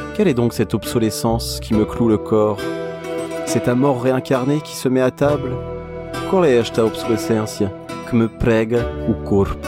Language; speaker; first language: French; non-native, fluent; Portuguese